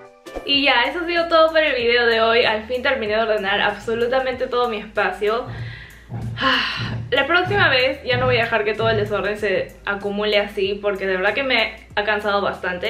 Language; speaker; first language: Spanish; native; Spanish